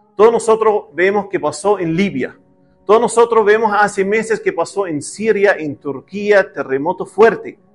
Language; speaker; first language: Spanish; non-native, learner; Arabic